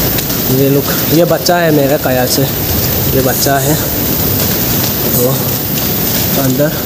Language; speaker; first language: Hindi; non-native, local second language; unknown